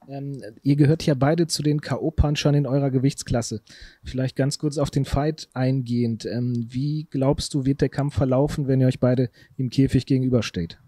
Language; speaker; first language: German; native; German